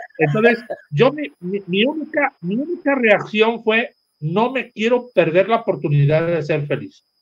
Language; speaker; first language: Spanish; native; Spanish